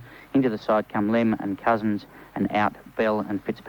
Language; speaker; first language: English; native; English